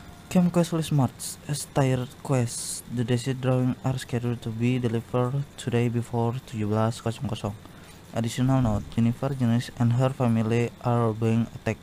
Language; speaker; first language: English; non-native, learner; Indonesian